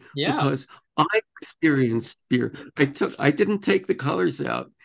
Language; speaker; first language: English; native; English